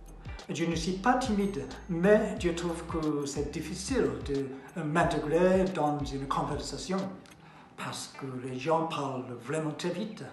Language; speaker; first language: French; non-native, learner; Japanese